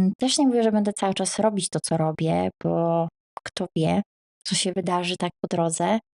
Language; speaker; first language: Polish; native; Polish